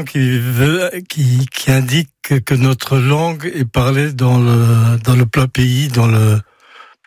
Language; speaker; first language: French; non-native, local second language; German